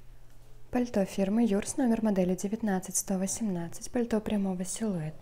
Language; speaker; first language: Russian; native; Russian